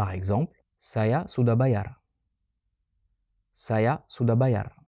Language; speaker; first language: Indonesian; non-native, fluent; French